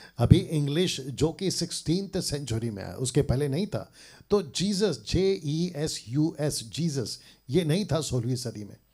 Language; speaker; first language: Hindi; native; Hindi